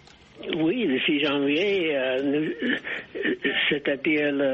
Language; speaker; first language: French; non-native, fluent; English